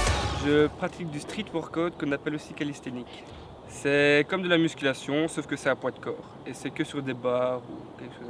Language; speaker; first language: French; native; French